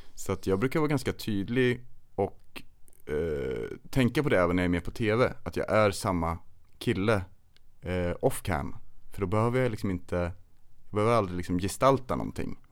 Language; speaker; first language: Swedish; native; Swedish